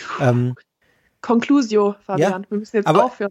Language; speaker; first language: German; native; German